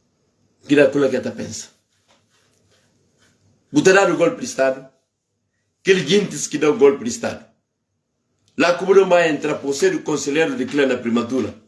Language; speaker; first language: Portuguese; non-native, local second language; Upper Guinea Crioulo